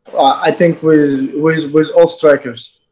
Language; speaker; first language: English; non-native, learner; Azerbaijani